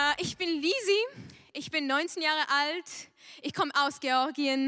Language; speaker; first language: German; non-native, fluent; Georgian